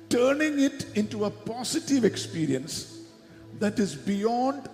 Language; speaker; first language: English; non-native, local second language; Malayalam